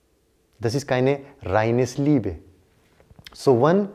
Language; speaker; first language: German; non-native, learner; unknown